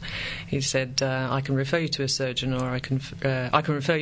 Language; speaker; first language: English; native; English